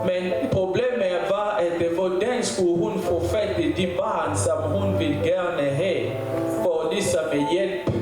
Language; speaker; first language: Danish; non-native, fluent; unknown